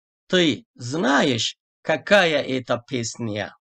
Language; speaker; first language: Russian; non-native, fluent; Turkish